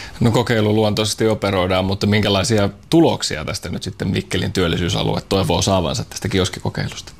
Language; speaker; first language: Finnish; native; Finnish